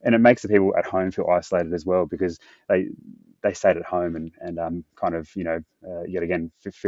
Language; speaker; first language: English; native; English